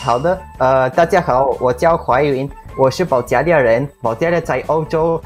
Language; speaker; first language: Chinese; non-native, fluent; Bulgarian